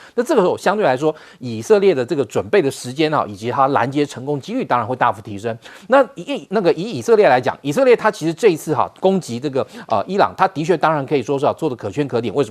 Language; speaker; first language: Chinese; native; Chinese